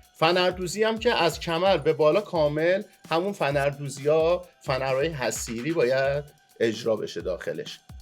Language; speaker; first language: Persian; non-native, local second language; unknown